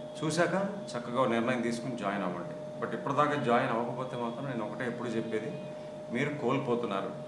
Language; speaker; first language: Telugu; non-native, local second language; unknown